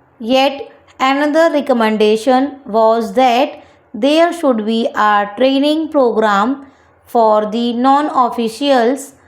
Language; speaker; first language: English; non-native, local second language; Hindi